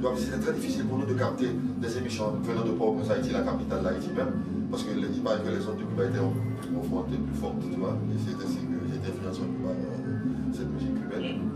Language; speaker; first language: French; native; French